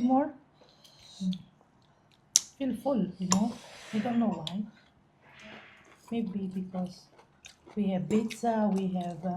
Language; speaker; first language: English; non-native, fluent; Filipino